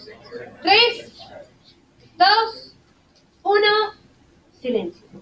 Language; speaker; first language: Spanish; non-native, fluent; English